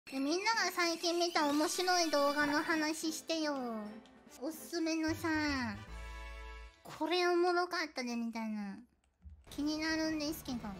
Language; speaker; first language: Japanese; native; Japanese